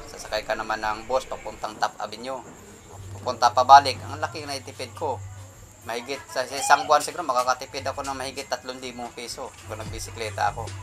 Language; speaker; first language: Filipino; non-native, local second language; Hiligaynon